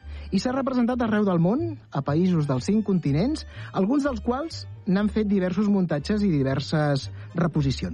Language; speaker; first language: Catalan; native; Catalan